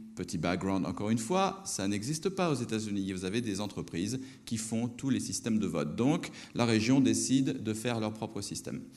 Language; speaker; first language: French; native; French